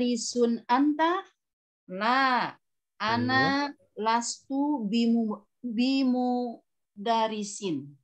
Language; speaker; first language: Arabic; non-native, learner; Indonesian